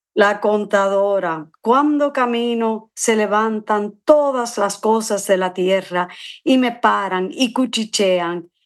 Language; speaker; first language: Spanish; early bilingual, other home language; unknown